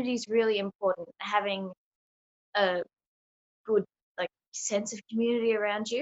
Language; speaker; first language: English; native; English